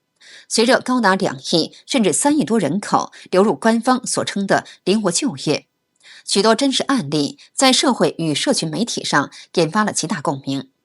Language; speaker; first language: Chinese; native; Chinese